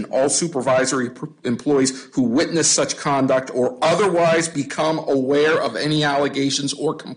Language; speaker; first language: English; native; English